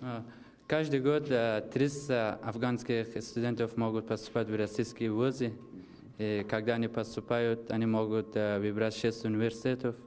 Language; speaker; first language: Russian; non-native, fluent; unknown